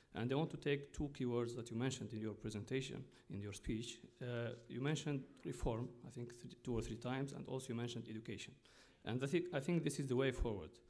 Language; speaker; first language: English; non-native, fluent; Arabic